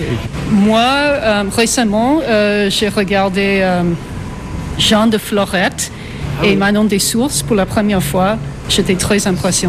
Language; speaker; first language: French; non-native, fluent; English